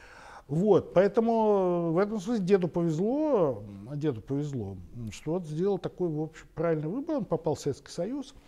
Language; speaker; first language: Russian; native; Russian